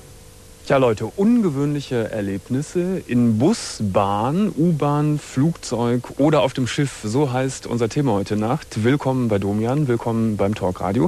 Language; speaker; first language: German; native; German